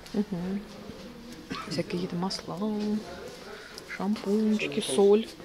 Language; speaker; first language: Russian; native; Russian